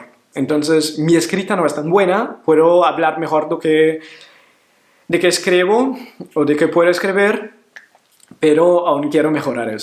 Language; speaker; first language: Spanish; non-native, fluent; Portuguese